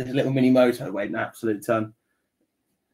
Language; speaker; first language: English; native; English